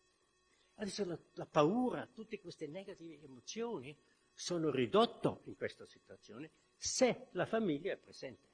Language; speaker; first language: Italian; non-native, fluent; German